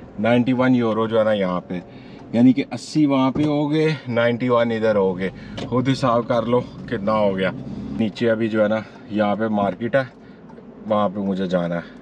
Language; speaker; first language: Urdu; non-native, local second language; Punjabi